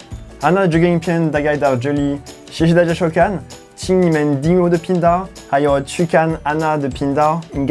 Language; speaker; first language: Chinese; non-native, fluent; French